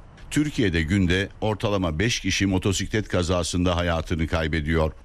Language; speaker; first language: Turkish; native; Turkish